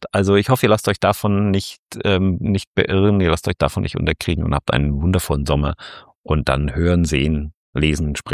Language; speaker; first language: German; native; German